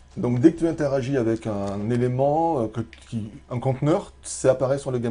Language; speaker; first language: French; native; French